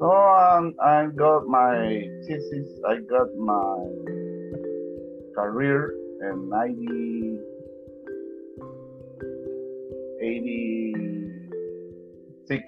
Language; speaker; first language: English; non-native, learner; Spanish